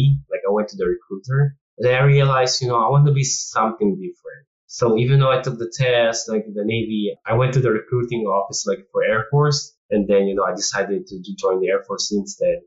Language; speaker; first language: English; non-native, local second language; Filipino